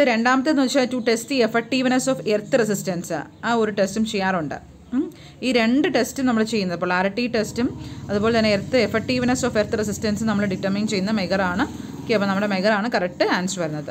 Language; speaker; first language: English; non-native, local second language; Malayalam